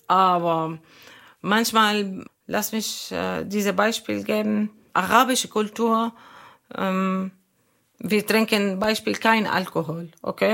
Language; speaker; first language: German; non-native, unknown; Arabic